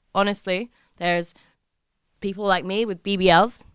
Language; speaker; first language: English; native; English